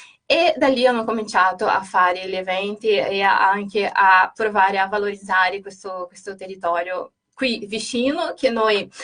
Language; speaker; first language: Italian; non-native, fluent; Portuguese